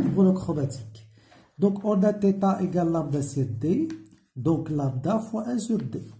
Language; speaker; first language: French; non-native, local second language; Arabic